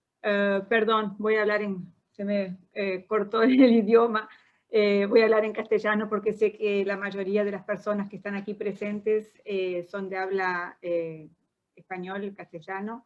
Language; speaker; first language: Spanish; non-native, fluent; Portuguese